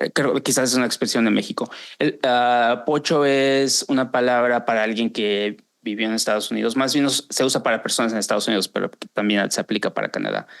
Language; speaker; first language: Spanish; early bilingual, heritage; Spanish